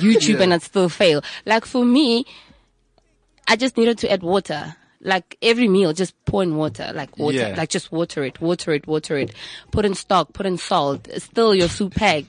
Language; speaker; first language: English; non-native, local second language; Tswana